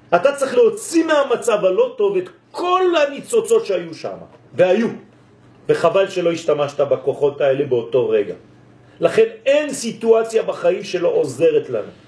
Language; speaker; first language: Hebrew; non-native, fluent; French